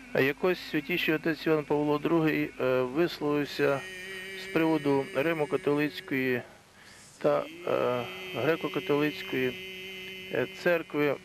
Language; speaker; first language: Ukrainian; native; Ukrainian